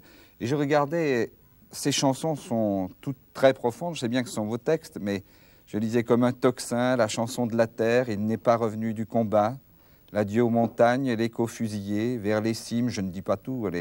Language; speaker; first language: French; native; French